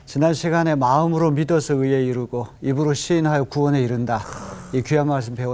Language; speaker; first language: Korean; native; Korean